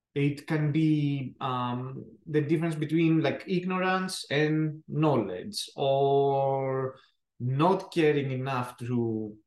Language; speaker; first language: English; non-native, fluent; Greek